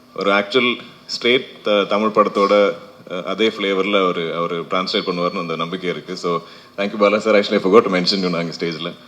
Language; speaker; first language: Tamil; non-native, fluent; Malayalam